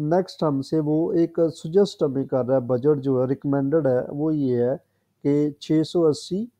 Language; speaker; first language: Urdu; non-native, local second language; Punjabi